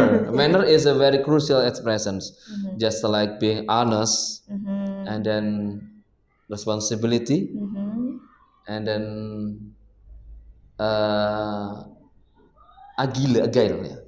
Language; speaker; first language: English; non-native, learner; Indonesian